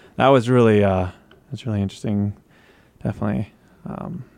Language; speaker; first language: English; native; English